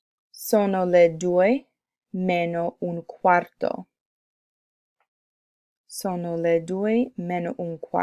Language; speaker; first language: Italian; non-native, fluent; English